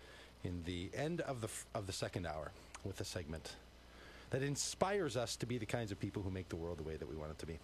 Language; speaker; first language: English; native; English